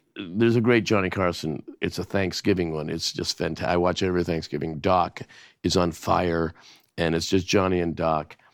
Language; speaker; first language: English; native; English